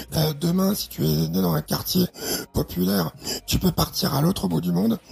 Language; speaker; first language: French; early bilingual, other home language; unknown